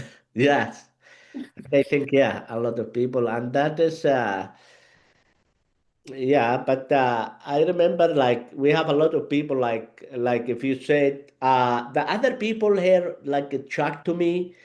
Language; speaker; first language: English; non-native, learner; Arabic